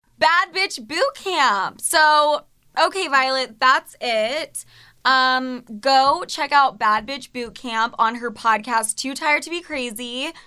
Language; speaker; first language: English; native; English